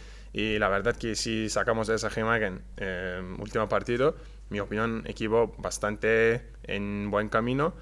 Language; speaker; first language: Spanish; non-native, learner; Turkish